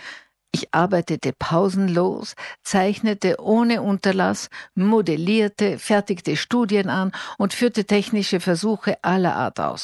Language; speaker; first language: German; native; German